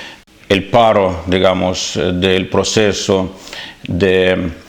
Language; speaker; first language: Spanish; non-native, fluent; Ukrainian